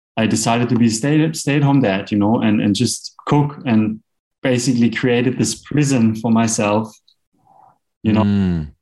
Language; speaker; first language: English; non-native, fluent; German